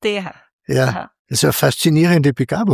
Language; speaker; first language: German; native; German